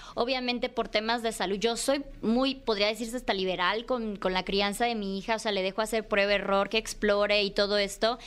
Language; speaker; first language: Spanish; native; Spanish